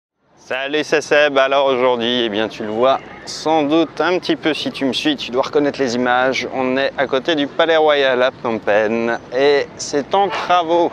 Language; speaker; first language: French; native; French